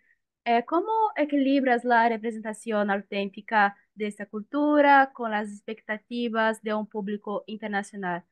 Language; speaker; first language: Spanish; non-native, learner; Portuguese